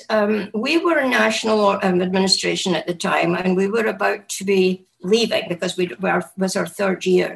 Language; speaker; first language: English; native; English